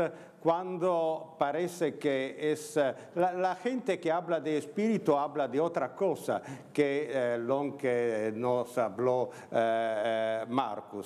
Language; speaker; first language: Spanish; non-native, learner; Italian